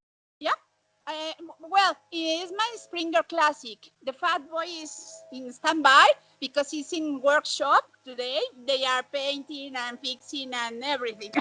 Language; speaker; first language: English; non-native, learner; Spanish